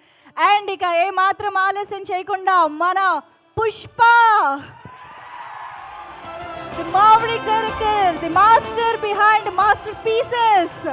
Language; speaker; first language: Telugu; native; Telugu